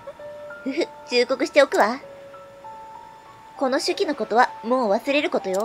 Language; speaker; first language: Japanese; native; Japanese